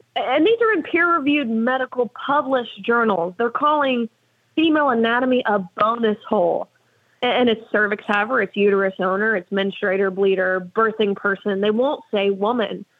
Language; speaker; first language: English; native; English